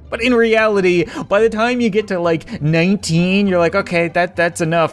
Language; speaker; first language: English; native; English